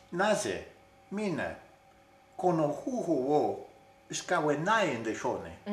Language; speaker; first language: Japanese; non-native, fluent; Swedish